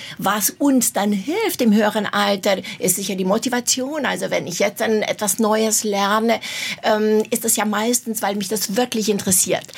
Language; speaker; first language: German; non-native, fluent; Romanian